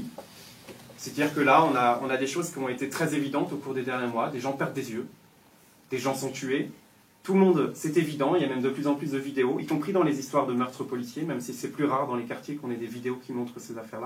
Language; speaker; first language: French; native; French